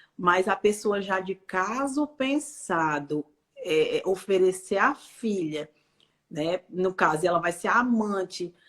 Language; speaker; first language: Portuguese; native; Portuguese